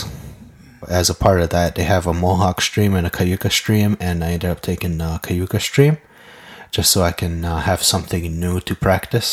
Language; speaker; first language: English; non-native, fluent; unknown